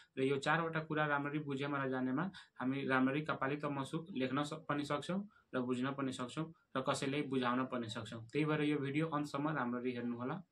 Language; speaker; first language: Nepali; non-native, local second language; Bhojpuri